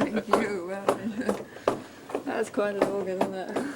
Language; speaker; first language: English; native; English